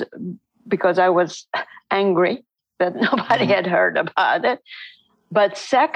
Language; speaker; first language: English; non-native, fluent; Ladino